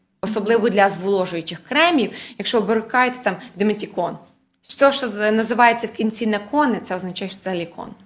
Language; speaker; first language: Ukrainian; native; Ukrainian